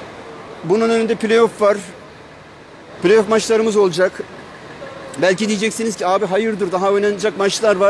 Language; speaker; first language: Turkish; native; Turkish